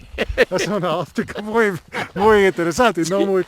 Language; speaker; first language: Spanish; non-native, learner; English